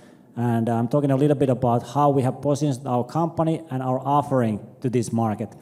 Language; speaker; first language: English; non-native, fluent; Finnish